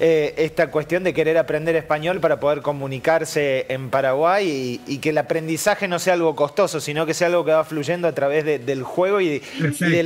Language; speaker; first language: Spanish; native; Spanish